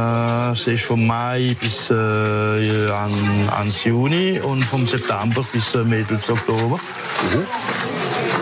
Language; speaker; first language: German; non-native, local second language; French